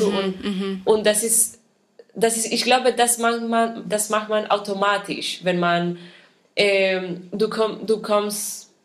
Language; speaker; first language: German; non-native, fluent; Spanish